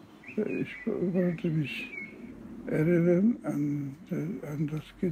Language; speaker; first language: German; non-native, fluent; Polish